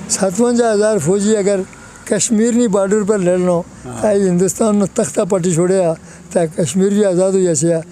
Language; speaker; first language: Urdu; non-native, local second language; Pahari-Potwari